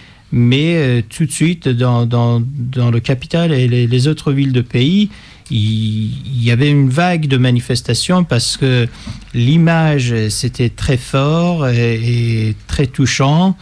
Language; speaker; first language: French; non-native, fluent; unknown